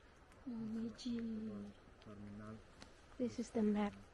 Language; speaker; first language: English; non-native, learner; Indonesian